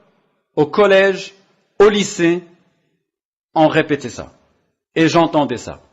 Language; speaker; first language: French; non-native, local second language; Arabic